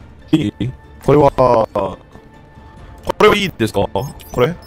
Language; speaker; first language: Japanese; non-native, learner; English